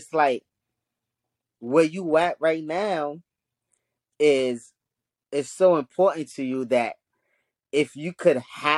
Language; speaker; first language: English; early bilingual, other home language; Haitian Creole